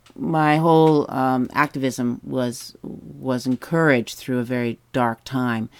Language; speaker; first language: English; native; English